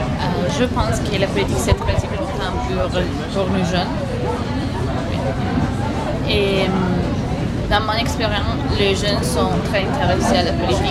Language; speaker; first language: French; non-native, fluent; Italian